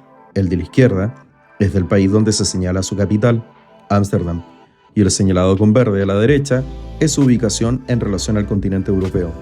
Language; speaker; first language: Spanish; native; Spanish